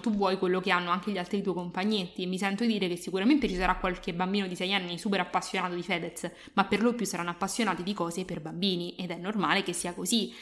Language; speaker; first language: Italian; native; Italian